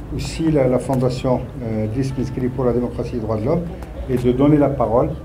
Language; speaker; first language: French; non-native, local second language; Arabic